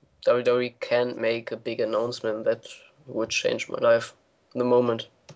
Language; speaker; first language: English; non-native, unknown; German